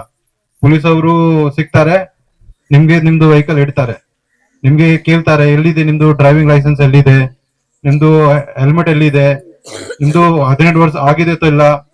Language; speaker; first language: Kannada; non-native, fluent; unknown